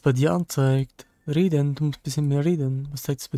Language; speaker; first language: German; native; German